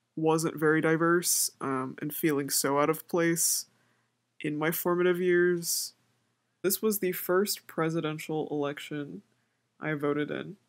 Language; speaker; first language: English; native; English